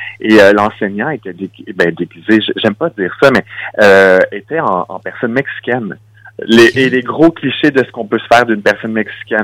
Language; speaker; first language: French; native; French